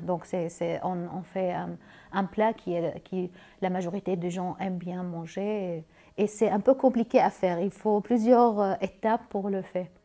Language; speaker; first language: French; non-native, learner; Arabic